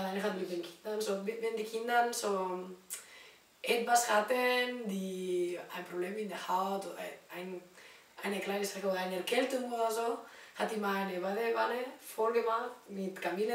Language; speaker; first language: German; non-native, learner; Spanish